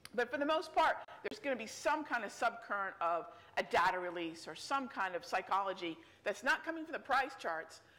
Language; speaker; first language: English; native; English